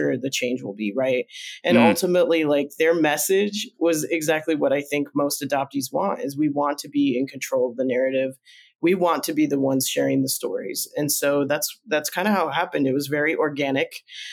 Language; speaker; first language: English; early bilingual, other home language; Spanish